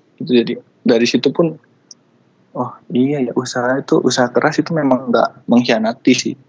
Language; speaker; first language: Indonesian; native; Indonesian